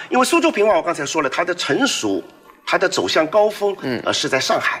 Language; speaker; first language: Chinese; non-native, local second language; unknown